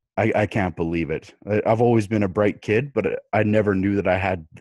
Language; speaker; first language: English; native; English